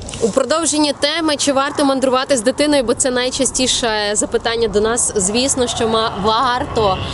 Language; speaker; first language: Ukrainian; native; Ukrainian